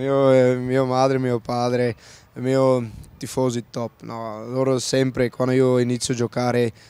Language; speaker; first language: Italian; non-native, learner; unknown